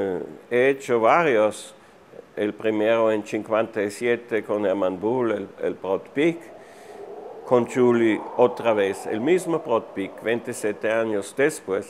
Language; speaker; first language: Spanish; non-native, fluent; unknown